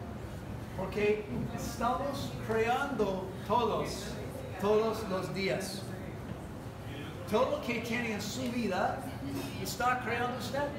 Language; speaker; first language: Spanish; non-native, learner; English